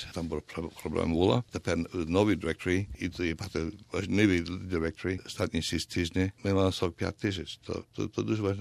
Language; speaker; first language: Ukrainian; early bilingual, heritage; Ukrainian